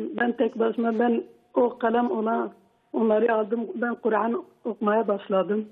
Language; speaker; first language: Turkish; non-native, local second language; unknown